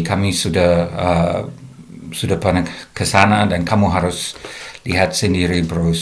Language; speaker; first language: Indonesian; non-native, fluent; English